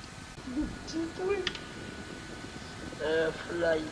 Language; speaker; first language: French; native; French